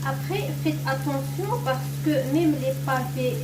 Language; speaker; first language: French; non-native, local second language; Arabic